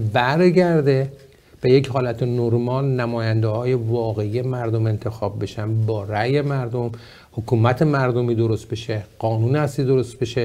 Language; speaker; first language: Persian; native; Persian